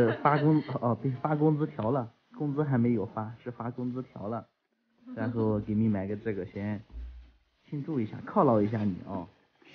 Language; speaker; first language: Chinese; native; Chinese